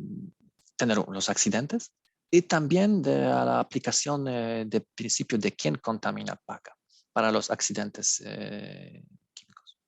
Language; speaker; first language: Spanish; non-native, learner; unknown